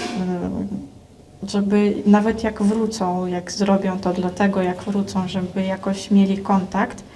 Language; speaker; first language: Polish; non-native, fluent; Russian